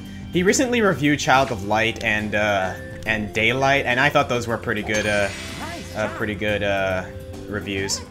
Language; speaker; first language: English; native; English